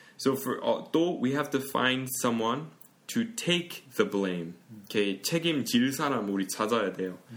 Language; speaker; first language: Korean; early bilingual, heritage; Korean